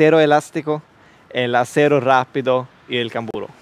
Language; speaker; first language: Spanish; non-native, learner; Swedish